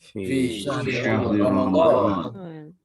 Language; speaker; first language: Arabic; non-native, fluent; Indonesian